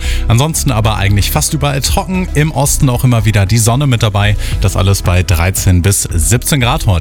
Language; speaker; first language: German; native; German